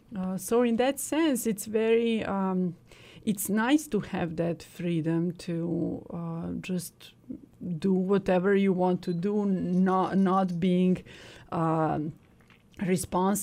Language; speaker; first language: English; non-native, fluent; Serbian